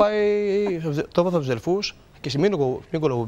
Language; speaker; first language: Greek; native; Greek